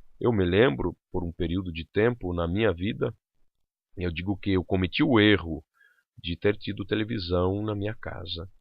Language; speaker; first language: Portuguese; non-native, local second language; German